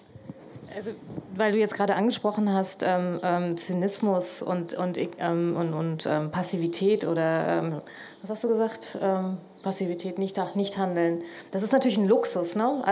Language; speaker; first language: German; native; German